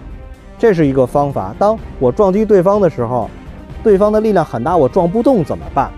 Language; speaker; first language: Chinese; native; Chinese